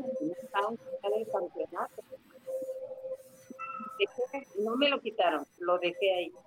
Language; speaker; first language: Spanish; native; Spanish